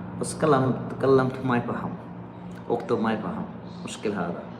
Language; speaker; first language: Arabic; non-native, learner; Bangla